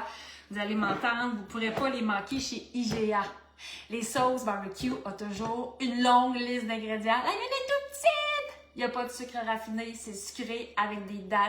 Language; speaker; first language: French; native; French